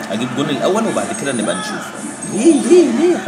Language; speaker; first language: Arabic; native; Arabic